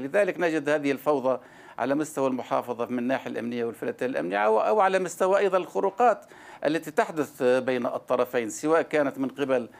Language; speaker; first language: Arabic; native; Arabic